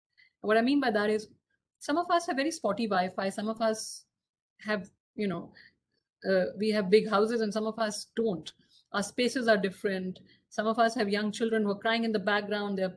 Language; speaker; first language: English; non-native, local second language; Hindi